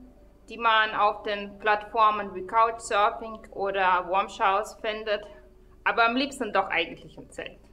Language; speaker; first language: German; non-native, fluent; Russian